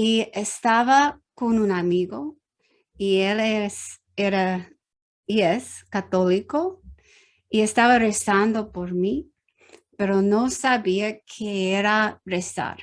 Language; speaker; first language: Spanish; non-native, learner; English